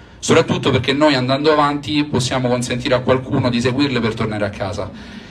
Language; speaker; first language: Italian; native; Italian